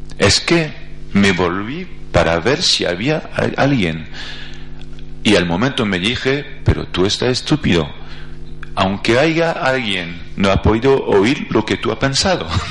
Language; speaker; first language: Spanish; non-native, fluent; French